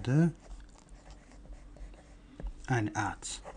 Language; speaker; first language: German; non-native, fluent; Persian